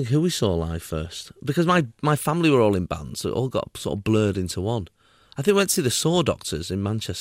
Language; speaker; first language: English; native; English